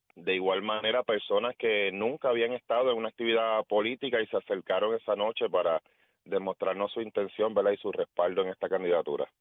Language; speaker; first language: Spanish; native; Spanish